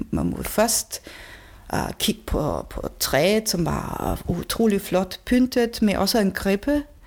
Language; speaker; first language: Danish; non-native, fluent; German